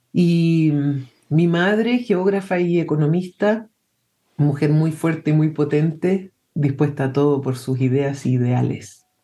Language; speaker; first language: Spanish; early bilingual, heritage; Spanish